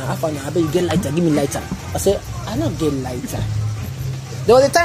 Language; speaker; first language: English; non-native, local second language; Nigerian Pidgin